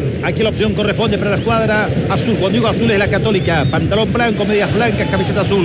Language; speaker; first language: Spanish; native; Spanish